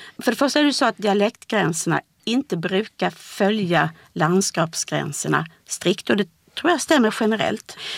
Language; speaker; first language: Swedish; native; Swedish